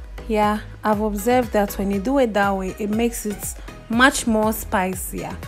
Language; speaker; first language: English; non-native, local second language; Akan